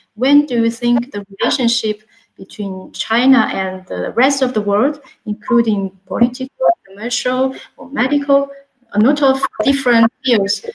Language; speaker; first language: English; non-native, fluent; Chinese